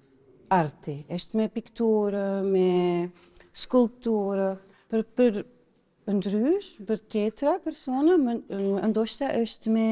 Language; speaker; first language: Albanian; non-native, learner; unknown